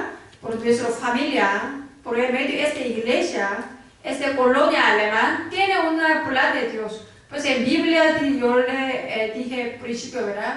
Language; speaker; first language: Spanish; non-native, learner; Korean